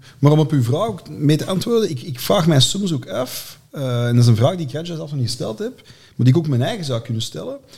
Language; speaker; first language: Dutch; native; Dutch